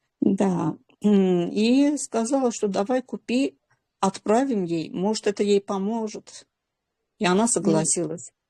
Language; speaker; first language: Russian; non-native, local second language; Azerbaijani